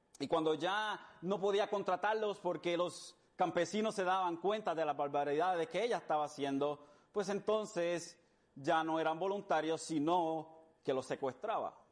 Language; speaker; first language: Spanish; early bilingual, heritage; Spanish